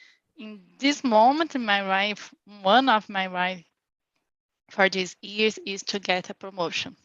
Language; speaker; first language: English; non-native, learner; Portuguese